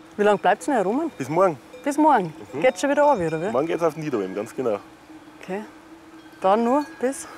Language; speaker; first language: German; native; German